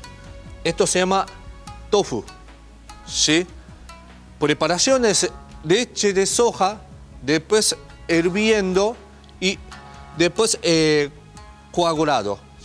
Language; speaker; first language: Spanish; non-native, learner; Japanese